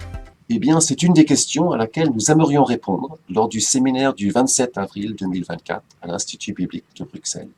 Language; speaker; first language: French; native; French